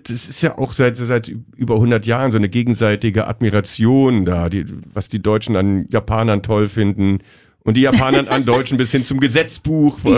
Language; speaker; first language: German; native; German